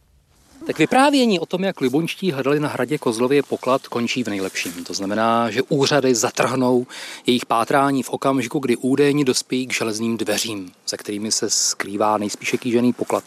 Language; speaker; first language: Czech; native; Czech